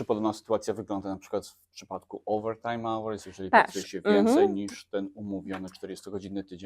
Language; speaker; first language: Polish; native; Polish